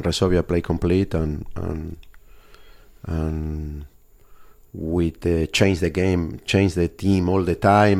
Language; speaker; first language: English; non-native, fluent; Spanish